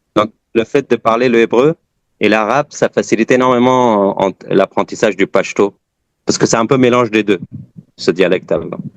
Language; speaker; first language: French; early bilingual, other home language; Persian